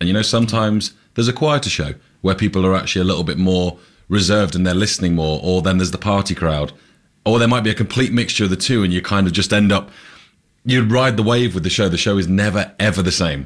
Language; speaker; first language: English; native; English